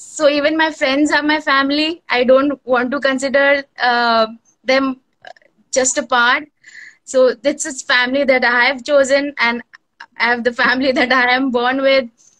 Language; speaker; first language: English; non-native, local second language; Bangla